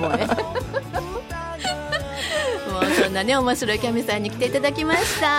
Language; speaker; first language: Japanese; native; Japanese